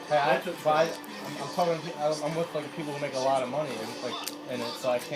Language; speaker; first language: English; native; English